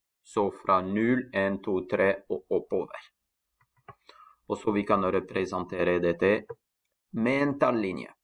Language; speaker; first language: Norwegian; non-native, fluent; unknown